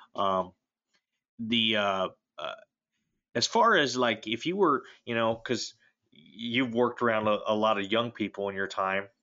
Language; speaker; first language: English; native; English